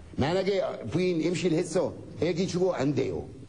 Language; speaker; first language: Korean; non-native, learner; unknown